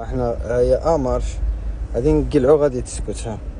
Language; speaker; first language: Arabic; native; Arabic